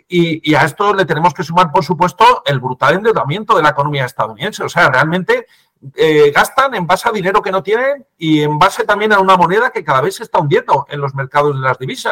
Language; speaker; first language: Spanish; native; Spanish